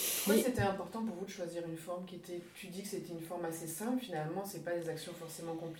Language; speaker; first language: French; native; French